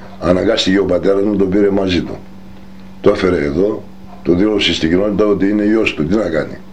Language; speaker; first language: Greek; non-native, local second language; Turkish